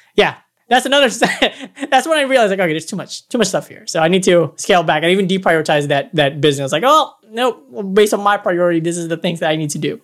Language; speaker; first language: English; non-native, local second language; Filipino